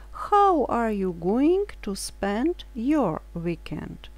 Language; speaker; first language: English; non-native, fluent; Russian